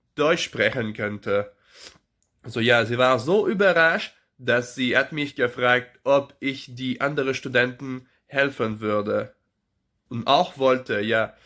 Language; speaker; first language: German; non-native, learner; French